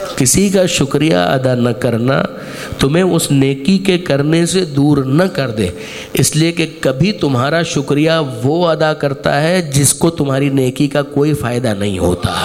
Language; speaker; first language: Urdu; non-native, local second language; Gujarati